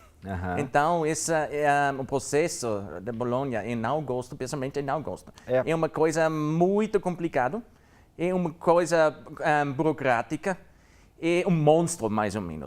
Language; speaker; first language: Portuguese; non-native, learner; German